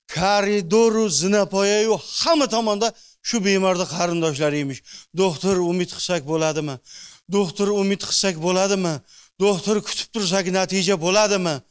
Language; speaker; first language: Uzbek; native; Uzbek